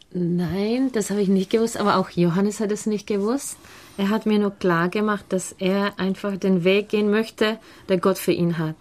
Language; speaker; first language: German; non-native, fluent; Czech